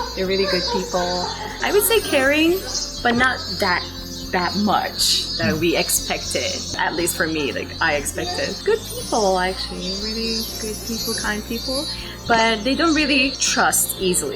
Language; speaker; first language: English; non-native, fluent; Persian